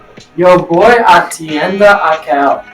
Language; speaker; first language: Spanish; non-native, learner; English